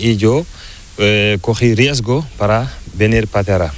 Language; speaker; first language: Spanish; non-native, learner; Fula